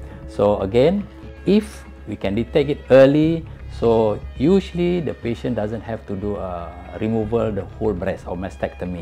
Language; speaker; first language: English; non-native, local second language; Malay